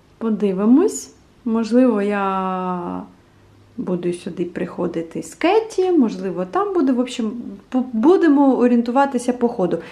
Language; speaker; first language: Ukrainian; native; Ukrainian